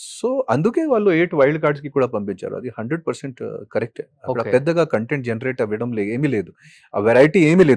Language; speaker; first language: Telugu; non-native, fluent; Hindi